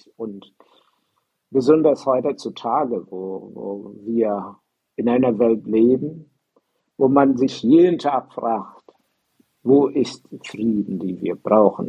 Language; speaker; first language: German; non-native, fluent; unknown